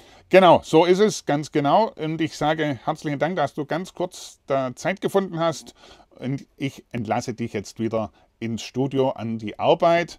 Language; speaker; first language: German; native; German